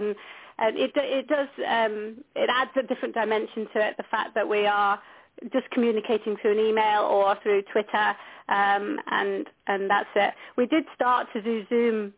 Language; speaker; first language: English; native; English